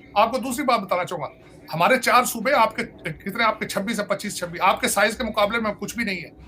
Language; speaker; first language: Urdu; non-native, local second language; Punjabi